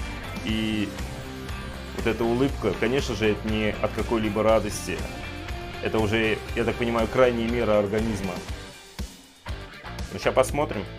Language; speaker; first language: Russian; native; Russian